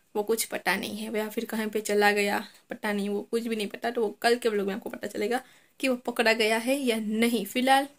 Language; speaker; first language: Hindi; non-native, local second language; Gujarati